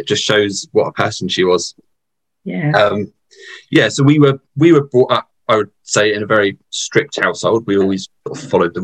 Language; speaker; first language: English; native; English